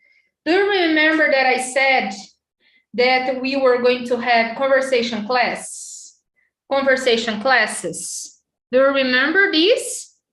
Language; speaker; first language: English; non-native, fluent; Portuguese